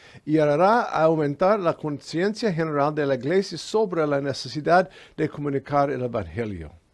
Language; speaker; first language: Spanish; non-native, fluent; English